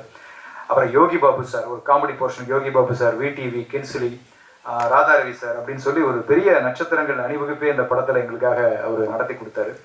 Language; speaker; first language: Tamil; native; Tamil